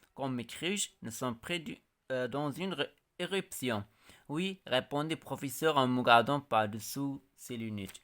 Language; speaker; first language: French; non-native, local second language; Arabic